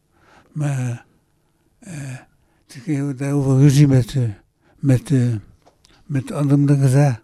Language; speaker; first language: Dutch; early bilingual, other home language; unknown